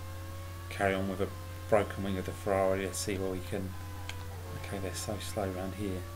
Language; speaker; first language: English; native; English